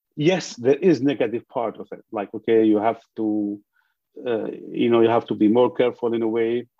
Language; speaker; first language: English; non-native, fluent; Arabic